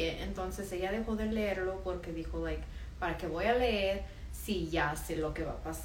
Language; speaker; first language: Spanish; early bilingual, heritage; Spanish